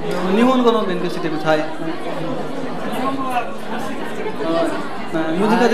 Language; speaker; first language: Japanese; non-native, learner; Nepali